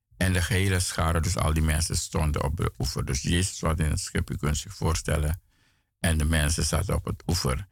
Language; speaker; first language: Dutch; native; Dutch